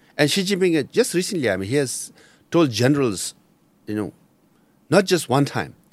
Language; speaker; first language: English; non-native, local second language; Nepali